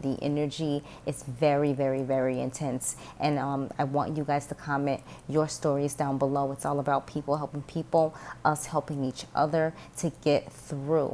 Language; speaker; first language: English; native; English